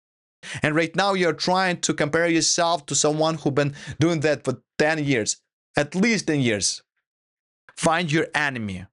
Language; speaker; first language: English; non-native, fluent; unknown